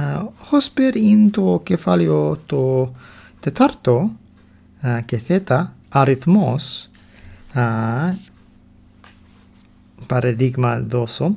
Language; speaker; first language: Greek; non-native, learner; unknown